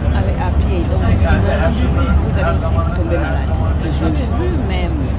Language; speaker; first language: French; non-native, local second language; Lingala